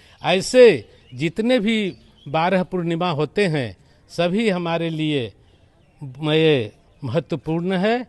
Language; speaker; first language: Hindi; native; Hindi